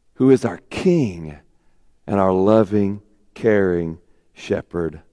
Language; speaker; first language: English; native; English